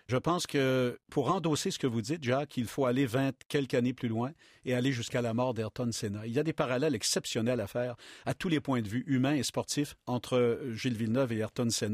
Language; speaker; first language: French; native; French